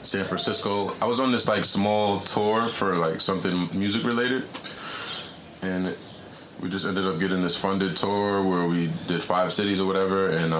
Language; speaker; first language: English; native; English